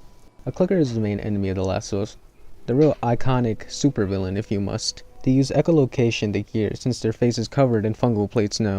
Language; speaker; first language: English; native; English